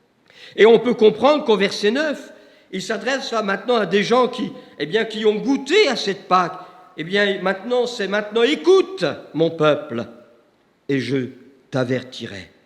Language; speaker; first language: French; native; French